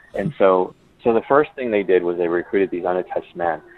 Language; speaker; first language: English; early bilingual, other home language; Spanish